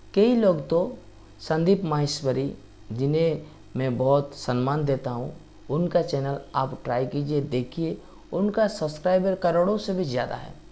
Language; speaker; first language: Hindi; non-native, local second language; Odia